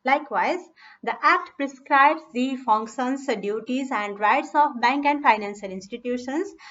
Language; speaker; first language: English; non-native, local second language; Nepali